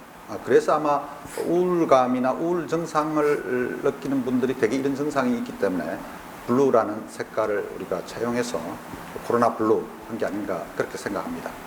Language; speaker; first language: Korean; native; Korean